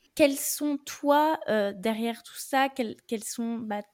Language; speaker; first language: French; native; French